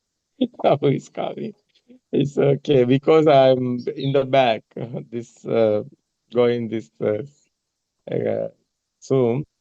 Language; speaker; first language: English; non-native, learner; Sinhala